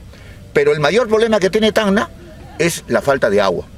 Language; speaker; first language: Spanish; native; Spanish